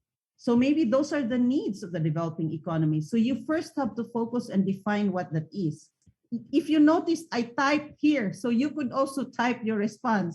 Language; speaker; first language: English; non-native, fluent; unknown